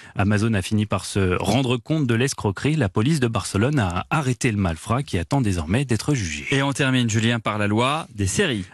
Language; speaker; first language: French; native; French